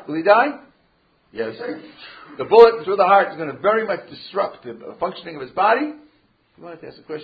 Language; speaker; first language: English; native; English